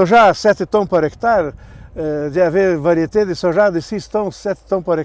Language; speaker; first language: French; non-native, learner; Portuguese